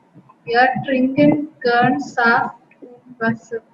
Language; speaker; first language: German; non-native, learner; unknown